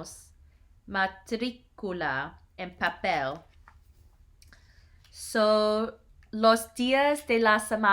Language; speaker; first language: Spanish; non-native, learner; English